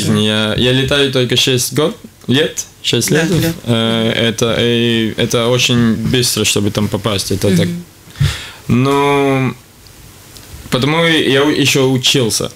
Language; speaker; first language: Russian; non-native, local second language; Latvian